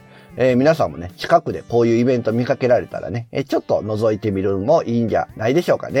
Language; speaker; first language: Japanese; native; Japanese